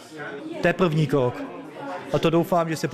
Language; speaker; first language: Czech; early bilingual, heritage; Czech